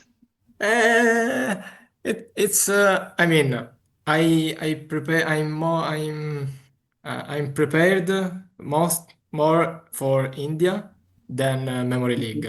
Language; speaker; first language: English; non-native, fluent; Italian